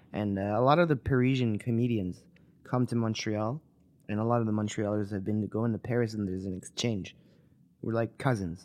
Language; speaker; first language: English; non-native, local second language; French